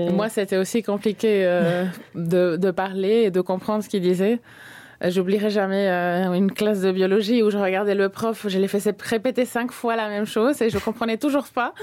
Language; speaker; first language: French; early bilingual, other home language; Spanish